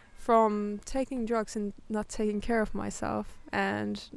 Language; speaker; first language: English; non-native, fluent; Finnish